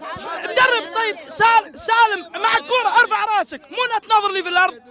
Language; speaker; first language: Arabic; native; Arabic